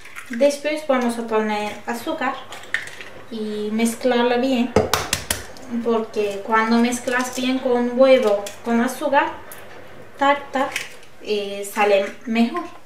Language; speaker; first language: Spanish; non-native, learner; Turkish